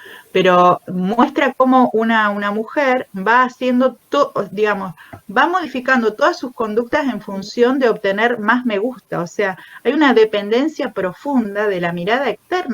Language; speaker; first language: Spanish; native; Spanish